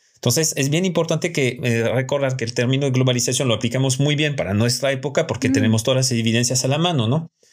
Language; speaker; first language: Spanish; non-native, fluent; French